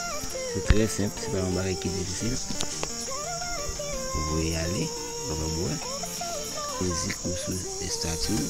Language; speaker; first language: French; non-native, learner; Haitian Creole